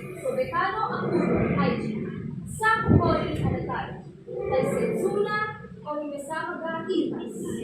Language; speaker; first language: Japanese; non-native, learner; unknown